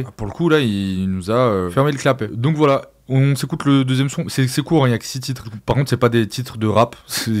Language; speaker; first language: French; native; French